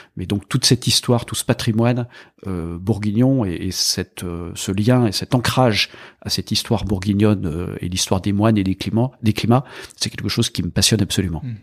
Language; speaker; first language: French; native; French